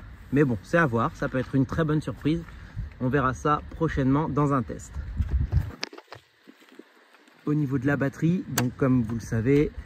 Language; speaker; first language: French; native; French